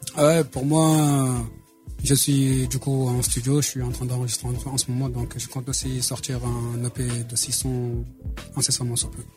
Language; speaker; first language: French; native; French